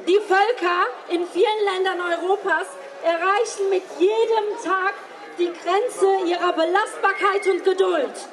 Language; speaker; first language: German; early bilingual, other home language; Turkish